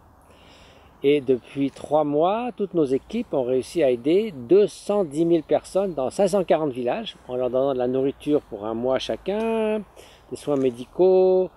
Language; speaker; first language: French; native; French